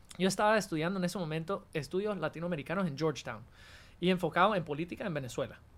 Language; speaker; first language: Spanish; non-native, fluent; English